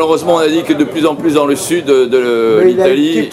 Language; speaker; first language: French; native; French